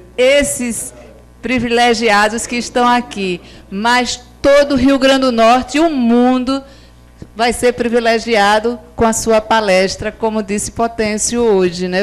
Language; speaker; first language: Portuguese; native; Portuguese